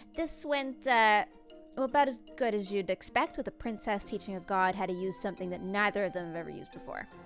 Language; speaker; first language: English; native; English